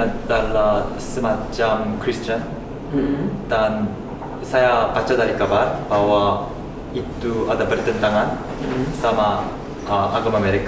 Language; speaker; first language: Indonesian; non-native, fluent; Korean